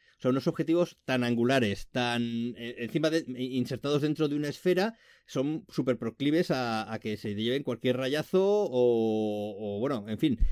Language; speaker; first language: Spanish; native; Spanish